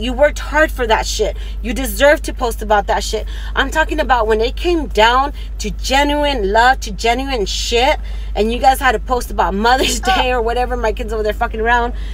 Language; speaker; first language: English; early bilingual, other home language; Spanish